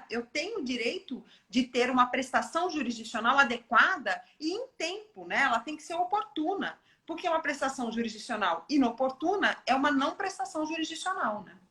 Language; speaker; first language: Portuguese; native; Portuguese